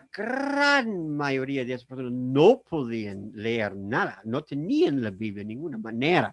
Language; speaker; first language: Spanish; non-native, fluent; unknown